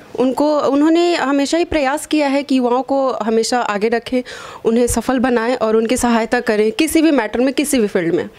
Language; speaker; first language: Hindi; native; Hindi